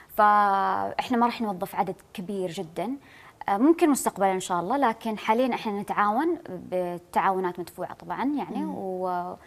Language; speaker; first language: Arabic; native; Arabic